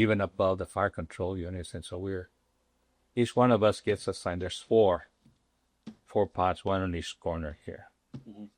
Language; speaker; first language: English; non-native, local second language; Spanish